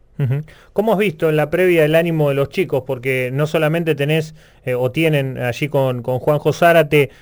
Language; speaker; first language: Spanish; native; Spanish